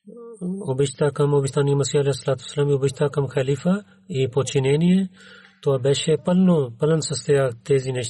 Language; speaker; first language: Bulgarian; non-native, learner; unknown